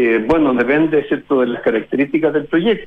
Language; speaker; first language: Spanish; native; Spanish